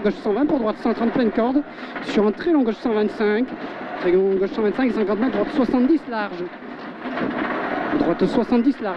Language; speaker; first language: French; native; French